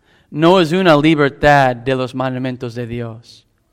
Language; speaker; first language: Spanish; non-native, fluent; English